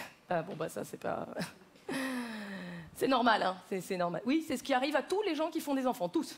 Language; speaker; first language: French; native; French